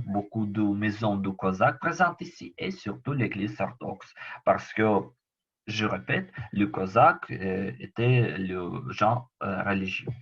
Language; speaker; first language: French; non-native, learner; Ukrainian